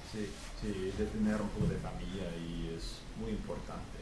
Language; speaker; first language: Spanish; non-native, fluent; English